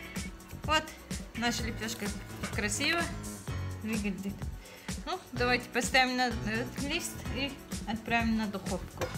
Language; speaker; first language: Russian; non-native, learner; Tajik